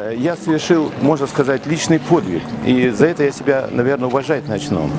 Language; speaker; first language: Russian; native; Russian